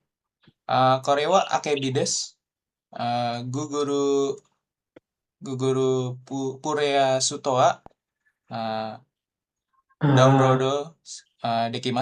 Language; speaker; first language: Japanese; non-native, learner; Indonesian